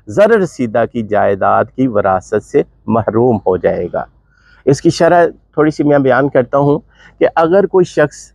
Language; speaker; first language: Urdu; non-native, local second language; Punjabi